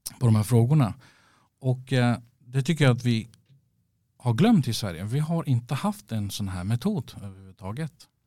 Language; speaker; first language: Swedish; early bilingual, other home language; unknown